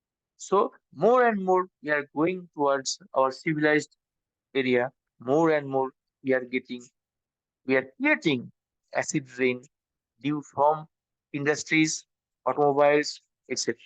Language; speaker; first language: English; non-native, local second language; Bangla